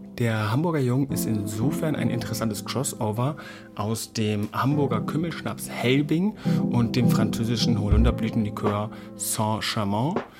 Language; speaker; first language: German; native; German